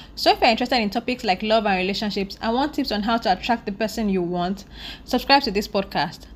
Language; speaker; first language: English; non-native, local second language; Yoruba